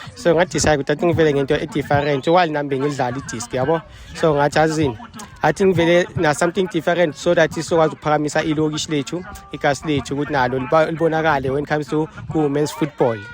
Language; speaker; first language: Zulu; native; Zulu